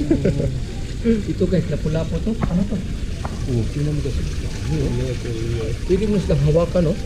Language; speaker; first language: Filipino; non-native, local second language; Cebuano